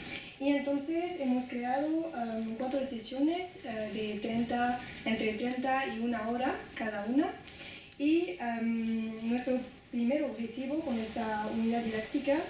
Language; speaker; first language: Spanish; non-native, fluent; French